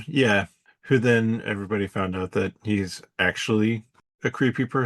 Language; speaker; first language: English; native; English